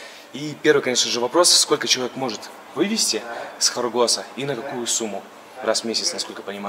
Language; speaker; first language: Russian; native; Russian